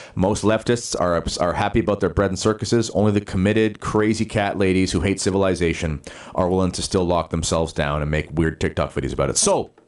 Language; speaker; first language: English; native; English